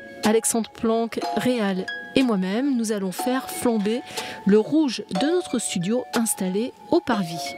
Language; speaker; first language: French; native; French